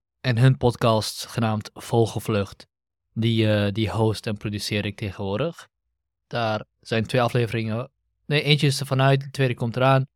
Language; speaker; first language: Dutch; early bilingual, other home language; Kurdish